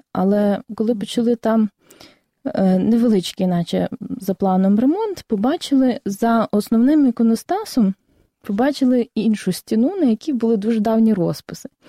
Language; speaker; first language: Ukrainian; native; Ukrainian